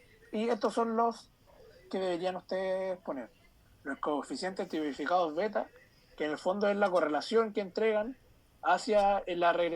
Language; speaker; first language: Spanish; native; Spanish